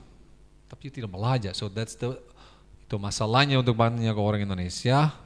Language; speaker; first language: Indonesian; non-native, fluent; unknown